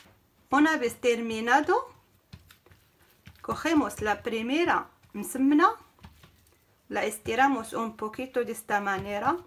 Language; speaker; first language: Spanish; non-native, fluent; Arabic